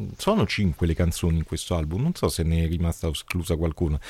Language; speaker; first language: Italian; native; Italian